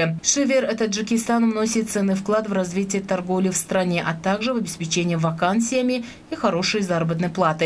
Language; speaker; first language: Russian; non-native, local second language; Tajik